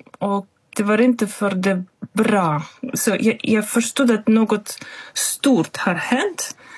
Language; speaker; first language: Swedish; non-native, fluent; Russian